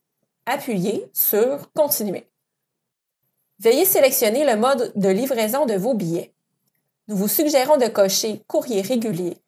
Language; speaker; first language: French; native; French